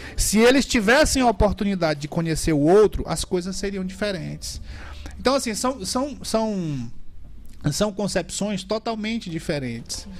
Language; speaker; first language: Portuguese; native; Portuguese